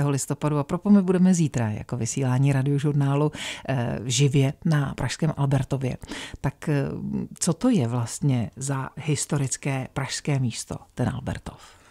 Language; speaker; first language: Czech; native; Czech